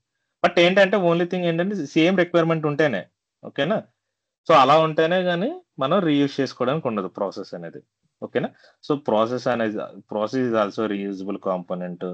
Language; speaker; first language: Telugu; native; Telugu